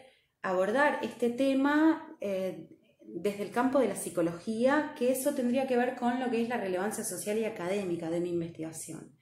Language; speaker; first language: Spanish; native; Spanish